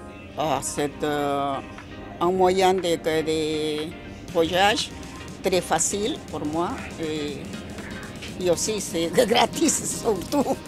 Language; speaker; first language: French; non-native, learner; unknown